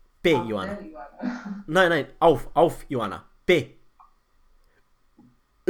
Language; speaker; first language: German; non-native, fluent; Romanian